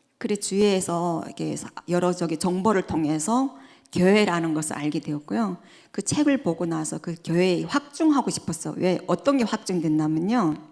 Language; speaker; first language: Korean; native; Korean